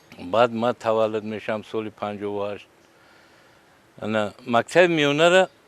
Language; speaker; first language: Tajik; native; Tajik